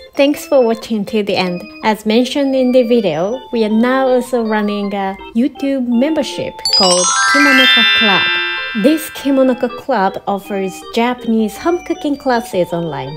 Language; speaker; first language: English; non-native, fluent; Japanese